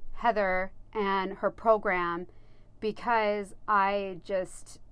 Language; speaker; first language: English; native; English